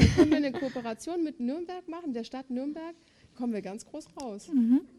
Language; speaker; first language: German; native; German